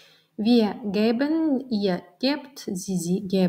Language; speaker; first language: German; non-native, learner; Turkmen